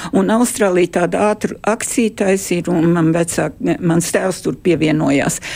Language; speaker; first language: Latvian; early bilingual, heritage; Latvian